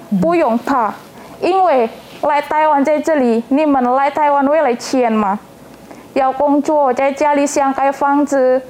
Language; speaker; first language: Chinese; non-native, learner; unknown